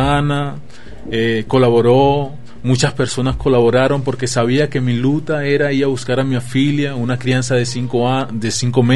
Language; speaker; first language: Portuguese; non-native, learner; Spanish